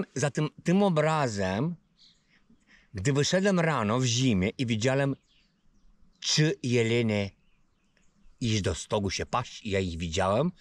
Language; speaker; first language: Polish; early bilingual, heritage; Romanian